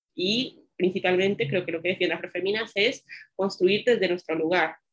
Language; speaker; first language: Spanish; native; Spanish